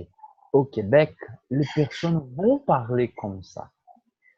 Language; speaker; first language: French; non-native, fluent; Portuguese